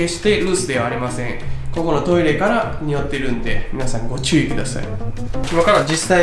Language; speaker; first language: Japanese; native; Japanese